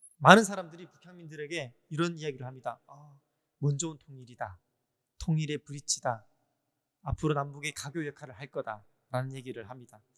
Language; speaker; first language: Korean; native; Korean